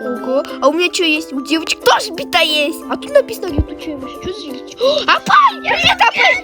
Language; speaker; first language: Russian; non-native, local second language; Kazakh